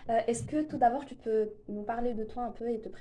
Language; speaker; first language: French; native; French